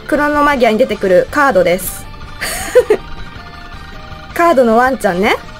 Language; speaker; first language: Japanese; native; Japanese